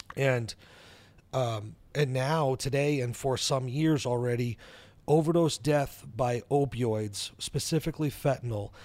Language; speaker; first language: English; native; English